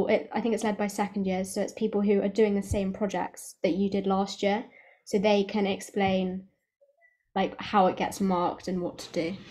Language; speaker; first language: English; native; English